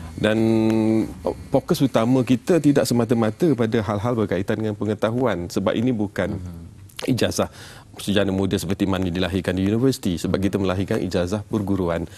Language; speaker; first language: Malay; native; Malay